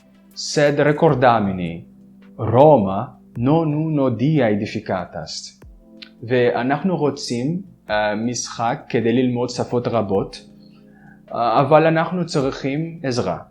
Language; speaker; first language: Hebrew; non-native, fluent; Portuguese